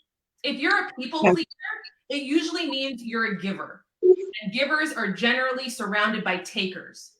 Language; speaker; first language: English; native; English